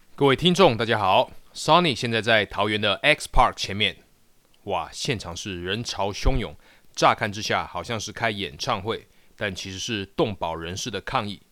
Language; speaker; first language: Chinese; native; Chinese